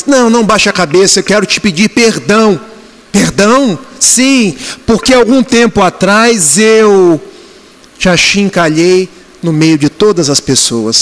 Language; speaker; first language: Portuguese; native; Portuguese